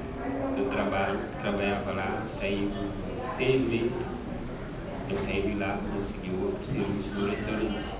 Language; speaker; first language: Portuguese; non-native, learner; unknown